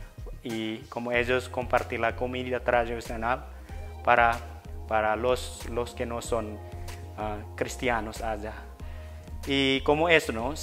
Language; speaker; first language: Spanish; non-native, fluent; Indonesian